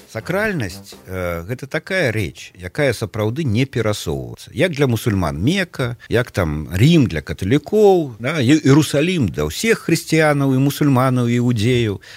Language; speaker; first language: Belarusian; native; Belarusian